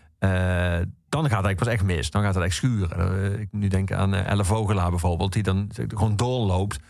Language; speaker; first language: Dutch; native; Dutch